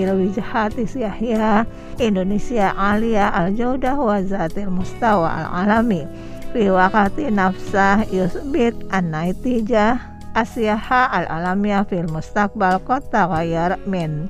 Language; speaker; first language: Arabic; non-native, fluent; Indonesian